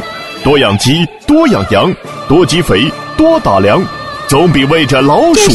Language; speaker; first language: Chinese; native; Chinese